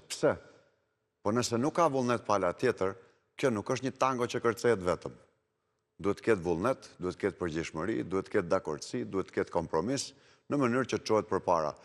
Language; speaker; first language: Albanian; native; Albanian